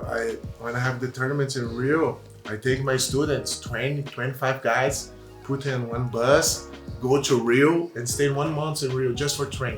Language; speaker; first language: English; non-native, learner; Portuguese